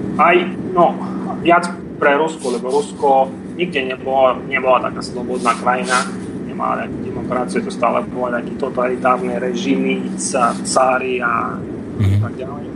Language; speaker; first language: Slovak; non-native, fluent; Russian